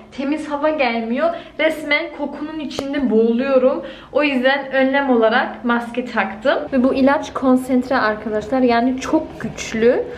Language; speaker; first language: Turkish; early bilingual, heritage; Turkish